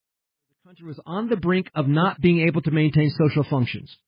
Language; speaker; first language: English; early bilingual, heritage; English